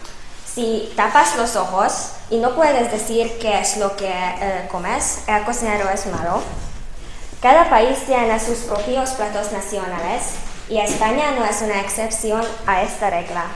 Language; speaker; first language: Spanish; non-native, fluent; Hungarian